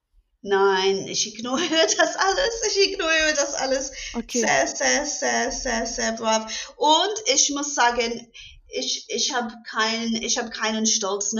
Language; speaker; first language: German; non-native, fluent; English